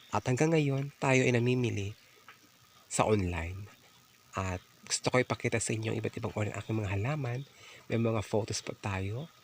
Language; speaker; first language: Filipino; native; Filipino